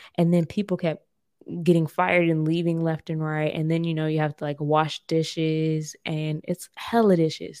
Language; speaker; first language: English; native; English